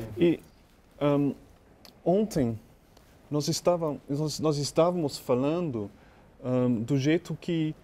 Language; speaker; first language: Portuguese; non-native, learner; English